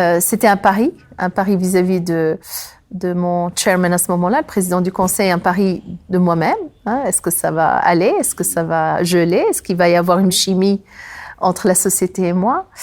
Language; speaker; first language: French; non-native, local second language; Arabic